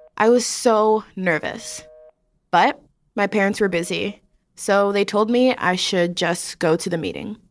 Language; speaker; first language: English; native; English